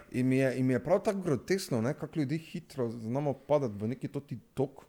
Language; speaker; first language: Slovenian; non-native, local second language; Serbian